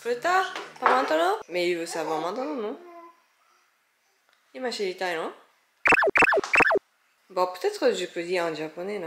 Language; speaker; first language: French; non-native, learner; Japanese